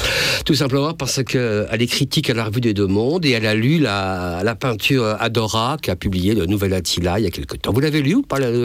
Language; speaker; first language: French; native; French